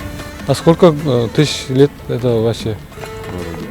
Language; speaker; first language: Russian; non-native, local second language; Kazakh